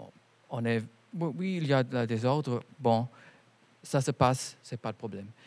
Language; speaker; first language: French; non-native, fluent; German